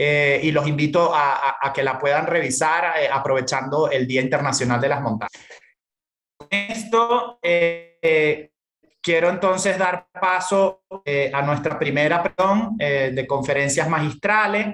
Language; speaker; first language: Spanish; native; Spanish